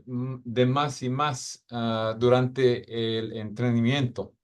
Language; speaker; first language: Spanish; non-native, fluent; English